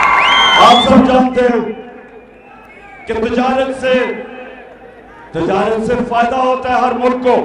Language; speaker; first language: Urdu; native; Urdu